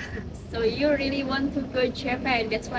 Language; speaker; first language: English; non-native, learner; Indonesian